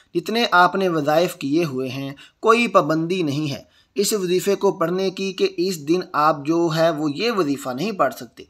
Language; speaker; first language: Urdu; native; Urdu